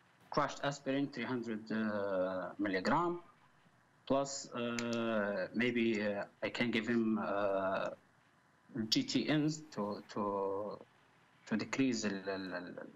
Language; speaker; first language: English; non-native, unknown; Arabic